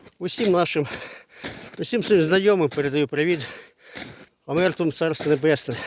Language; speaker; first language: Ukrainian; non-native, local second language; Russian